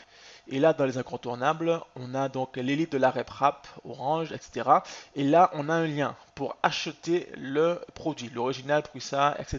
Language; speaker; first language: French; native; French